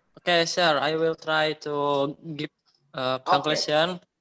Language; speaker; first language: English; non-native, learner; Indonesian